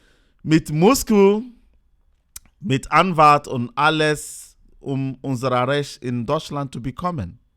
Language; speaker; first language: German; non-native, learner; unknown